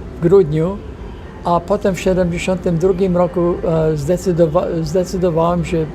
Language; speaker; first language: Polish; non-native, fluent; English